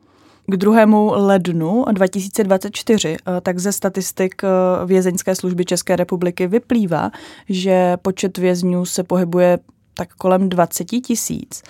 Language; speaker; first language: Czech; native; Czech